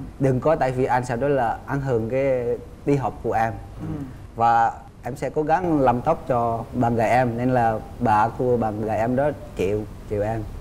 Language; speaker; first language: Vietnamese; non-native, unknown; Indonesian